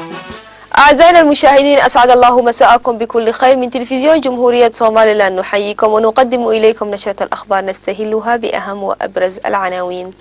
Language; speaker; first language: Arabic; non-native, local second language; Somali